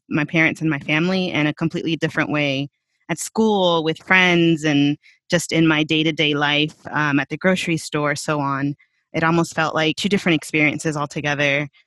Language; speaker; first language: English; early bilingual, other home language; Spanish